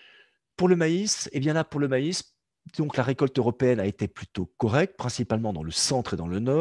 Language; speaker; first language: French; native; French